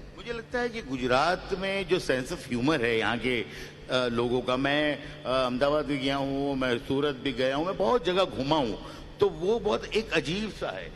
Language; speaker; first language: Hindi; native; Hindi